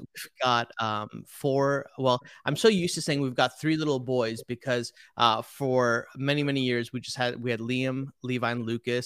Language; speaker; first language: English; early bilingual, other home language; Telugu